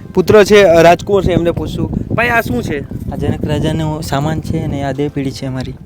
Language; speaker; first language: Gujarati; non-native, local second language; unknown